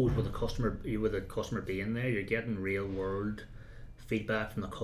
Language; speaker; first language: English; native; English